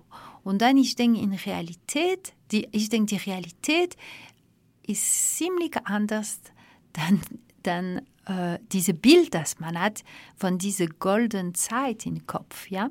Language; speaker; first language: German; non-native, fluent; French